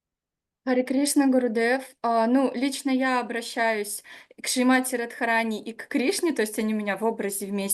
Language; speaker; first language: Russian; native; Russian